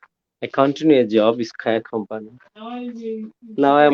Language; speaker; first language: English; non-native, learner; Bangla